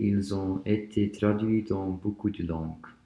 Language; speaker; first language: French; non-native, learner; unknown